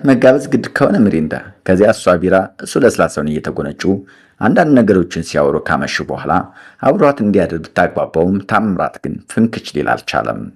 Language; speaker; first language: Amharic; native; Amharic